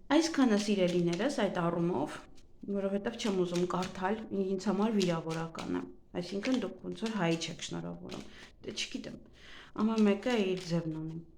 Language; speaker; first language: Armenian; native; Armenian